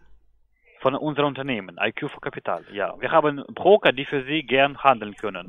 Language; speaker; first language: German; non-native, learner; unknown